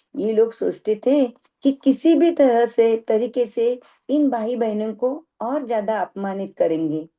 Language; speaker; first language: Hindi; non-native, local second language; Marathi